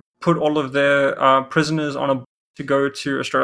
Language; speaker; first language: English; non-native, local second language; Afrikaans